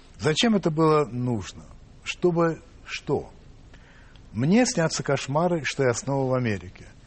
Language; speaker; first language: Russian; non-native, fluent; English